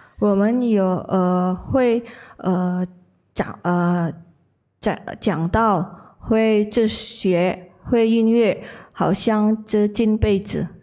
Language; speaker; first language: Chinese; non-native, learner; Indonesian